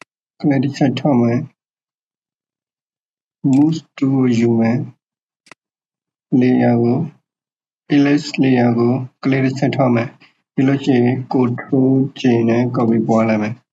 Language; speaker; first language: Burmese; native; Burmese